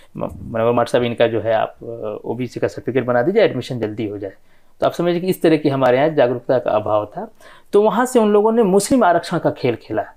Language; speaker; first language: Hindi; non-native, local second language; Bhojpuri